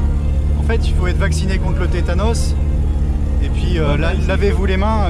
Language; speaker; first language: French; native; French